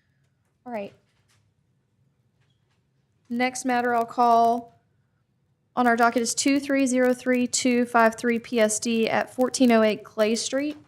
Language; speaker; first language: English; native; English